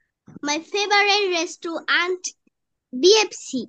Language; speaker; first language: English; non-native, learner; Bangla